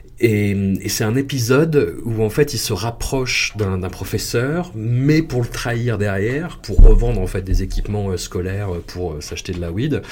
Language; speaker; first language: French; native; French